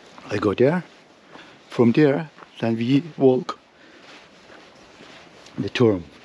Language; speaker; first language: English; non-native, learner; Turkish